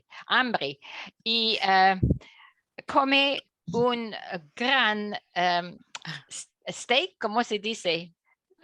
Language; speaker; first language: Spanish; non-native, learner; French